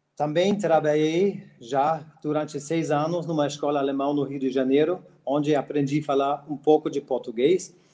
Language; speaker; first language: Portuguese; non-native, fluent; German